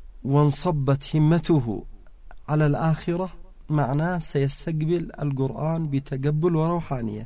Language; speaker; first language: Arabic; native; Arabic